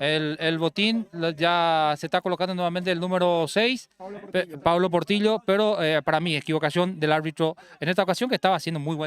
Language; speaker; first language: Spanish; native; Spanish